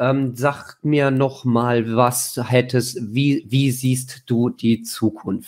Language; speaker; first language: German; native; German